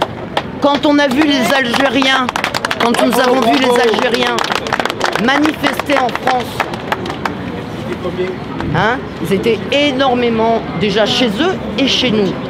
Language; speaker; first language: French; native; French